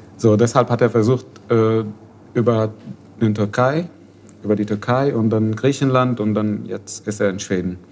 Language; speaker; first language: German; non-native, fluent; Arabic